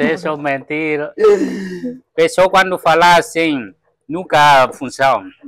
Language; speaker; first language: Portuguese; non-native, learner; Vietnamese